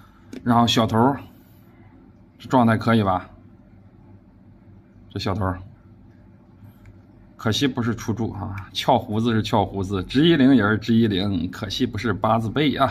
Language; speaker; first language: Chinese; native; Chinese